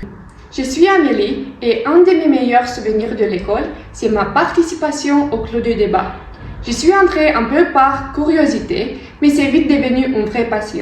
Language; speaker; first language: French; non-native, learner; Romanian